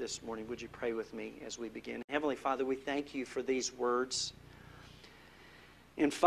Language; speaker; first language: English; native; English